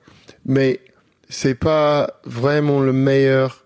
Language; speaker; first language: French; non-native, learner; English